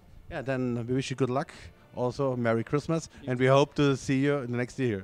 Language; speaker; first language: English; non-native, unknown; German